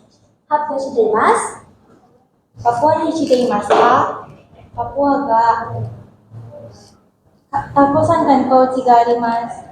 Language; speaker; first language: Japanese; non-native, learner; Indonesian